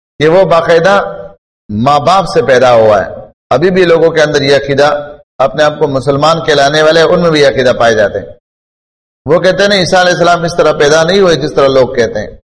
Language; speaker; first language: Urdu; non-native, local second language; Pashto